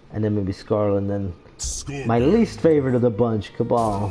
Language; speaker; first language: English; native; English